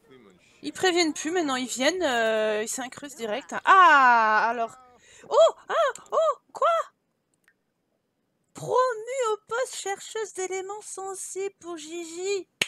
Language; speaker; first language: French; native; French